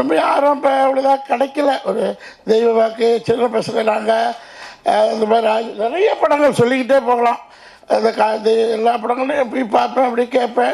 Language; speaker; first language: Tamil; native; Tamil